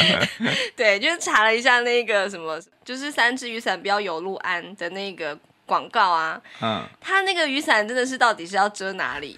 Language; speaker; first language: Chinese; native; Chinese